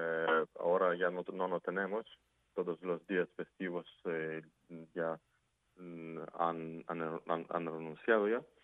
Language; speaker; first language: Spanish; non-native, fluent; Ukrainian